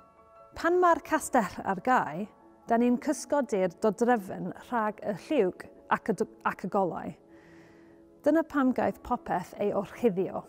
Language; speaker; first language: Welsh; non-native, learner; English